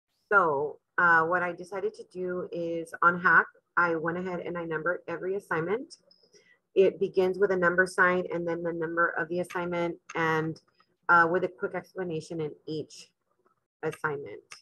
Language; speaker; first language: English; early bilingual, other home language; Spanish